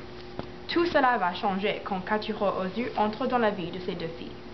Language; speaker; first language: French; non-native, learner; English